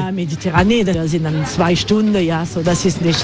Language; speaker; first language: German; non-native, fluent; French